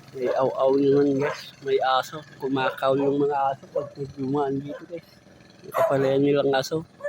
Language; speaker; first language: Filipino; non-native, local second language; Iloko